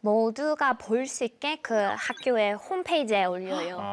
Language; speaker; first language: Korean; non-native, fluent; English